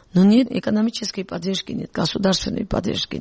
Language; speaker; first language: Russian; non-native, local second language; Georgian